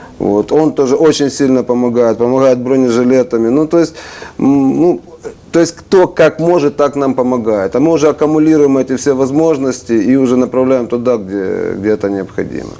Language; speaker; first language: Russian; non-native, local second language; Ukrainian